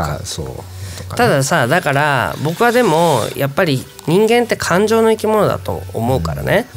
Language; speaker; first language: Japanese; native; Japanese